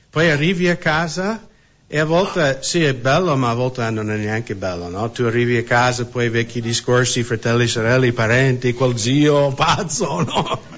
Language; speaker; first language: Italian; non-native, fluent; English